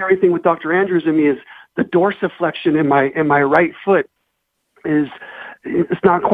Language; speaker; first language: English; native; English